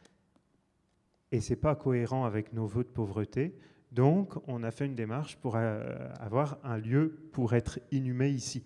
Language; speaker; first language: French; native; French